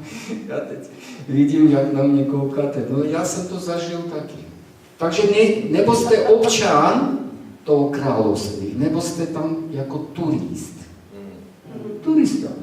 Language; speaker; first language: Czech; non-native, fluent; Armenian